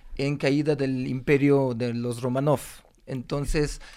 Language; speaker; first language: Spanish; non-native, fluent; Uzbek